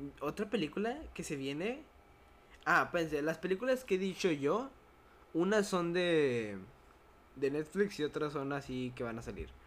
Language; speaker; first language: Spanish; native; Spanish